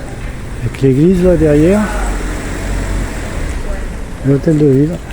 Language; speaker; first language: French; native; French